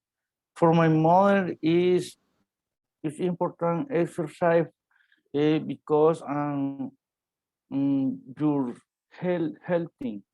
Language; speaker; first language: English; non-native, learner; Spanish